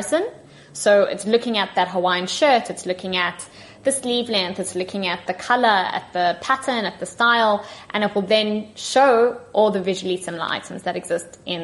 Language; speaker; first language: English; native; English